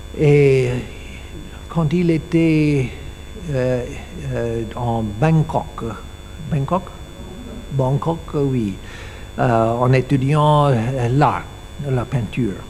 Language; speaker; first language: French; non-native, learner; English